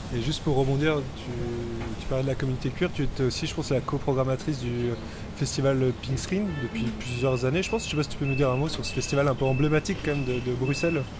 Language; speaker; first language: French; native; French